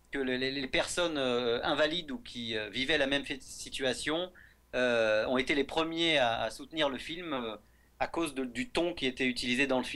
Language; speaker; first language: French; native; French